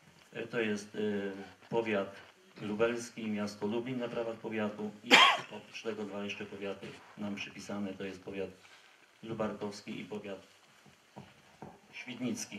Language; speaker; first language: Polish; native; Polish